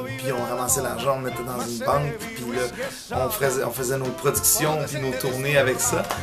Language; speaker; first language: French; early bilingual, other home language; Italian